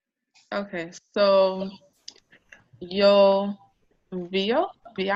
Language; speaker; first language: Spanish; non-native, learner; English